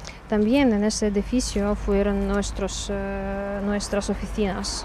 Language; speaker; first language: Spanish; non-native, learner; Ukrainian